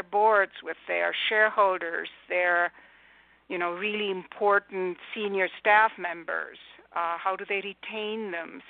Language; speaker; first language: English; non-native, fluent; Romanian